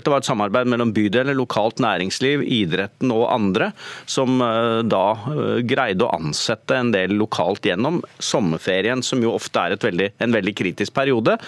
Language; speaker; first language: Norwegian; native; Norwegian